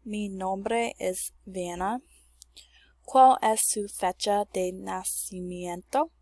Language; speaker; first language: Spanish; non-native, learner; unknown